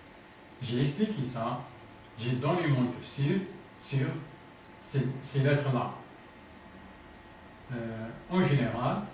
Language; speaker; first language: French; non-native, fluent; Arabic